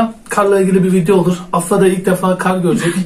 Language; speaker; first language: Turkish; native; Turkish